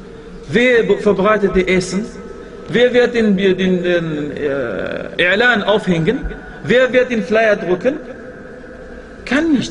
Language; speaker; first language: German; non-native, fluent; Arabic